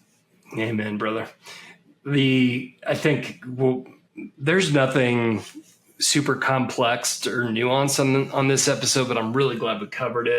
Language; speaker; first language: English; native; English